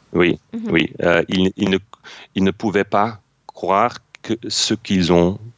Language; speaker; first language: French; non-native, fluent; German